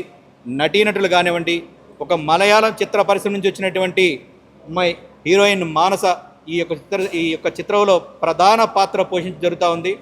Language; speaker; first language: Telugu; native; Telugu